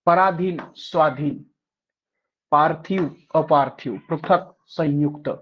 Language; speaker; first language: Hindi; non-native, local second language; Marathi